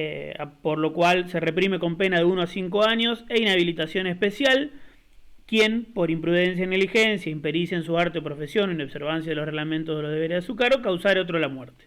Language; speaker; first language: Spanish; native; Spanish